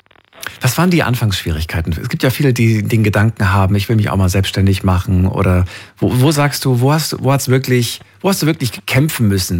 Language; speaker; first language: German; native; German